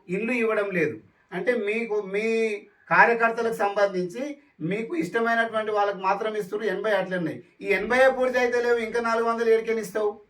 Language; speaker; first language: Telugu; native; Telugu